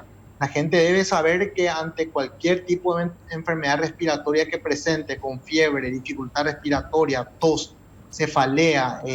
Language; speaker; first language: Spanish; native; Spanish